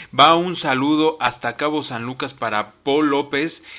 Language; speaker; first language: Spanish; native; Spanish